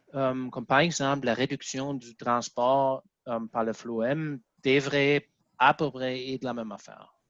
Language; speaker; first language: French; non-native, fluent; German